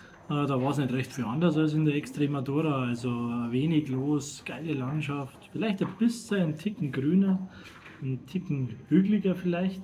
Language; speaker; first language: German; native; German